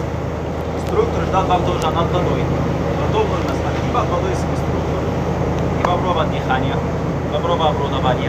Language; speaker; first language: Russian; non-native, learner; Arabic